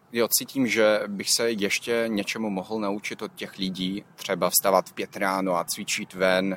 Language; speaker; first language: Czech; non-native, fluent; Ukrainian